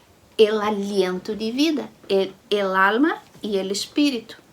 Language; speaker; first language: Spanish; non-native, learner; Portuguese